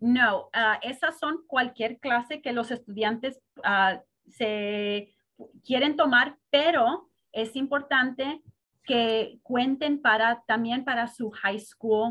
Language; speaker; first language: Spanish; early bilingual, heritage; Spanish